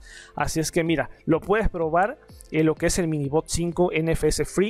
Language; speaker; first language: Spanish; native; Spanish